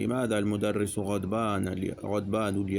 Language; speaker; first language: Arabic; non-native, fluent; French